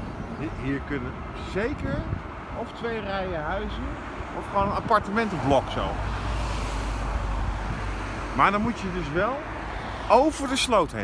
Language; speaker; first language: Dutch; native; Dutch